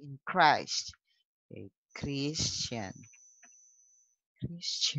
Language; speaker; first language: English; non-native, local second language; Filipino